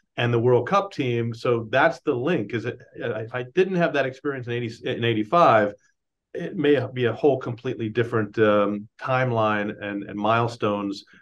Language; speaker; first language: English; native; English